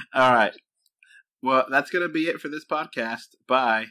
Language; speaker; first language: English; native; English